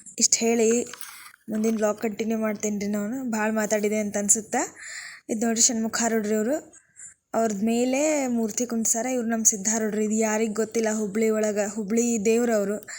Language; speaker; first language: Kannada; native; Kannada